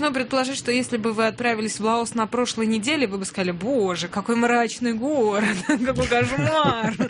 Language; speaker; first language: Russian; native; Russian